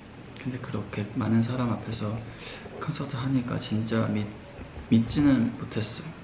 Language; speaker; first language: Korean; non-native, fluent; Chinese